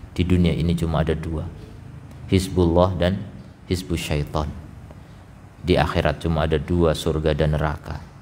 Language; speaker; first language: Indonesian; native; Indonesian